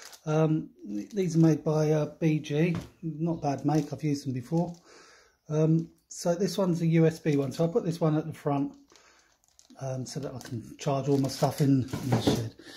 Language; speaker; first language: English; native; English